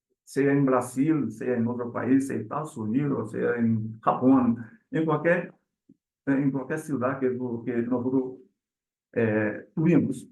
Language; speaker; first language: Spanish; non-native, learner; Portuguese